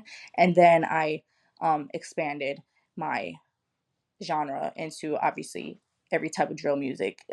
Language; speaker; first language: English; native; English